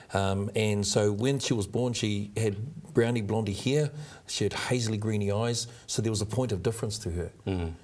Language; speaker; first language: English; native; English